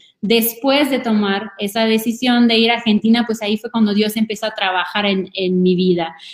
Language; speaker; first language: Spanish; non-native, fluent; French